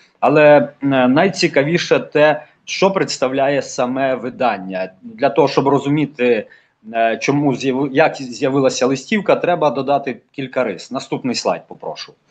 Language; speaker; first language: Ukrainian; native; Ukrainian